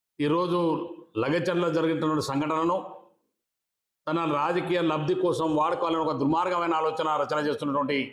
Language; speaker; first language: Telugu; non-native, local second language; Lambadi